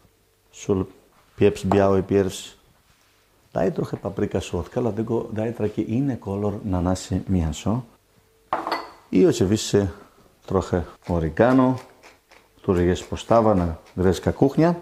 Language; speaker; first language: Polish; non-native, fluent; Greek